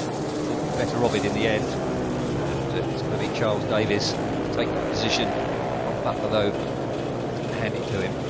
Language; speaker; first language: English; native; English